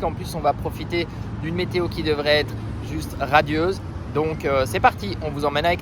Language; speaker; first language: French; native; French